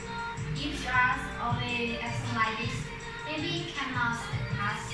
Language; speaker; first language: English; non-native, learner; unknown